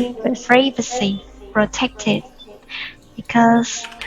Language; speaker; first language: English; non-native, learner; Vietnamese